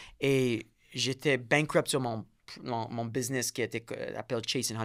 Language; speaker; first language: French; non-native, learner; English